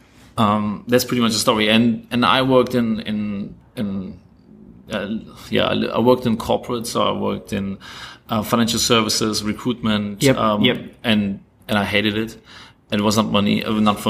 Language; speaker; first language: English; non-native, fluent; German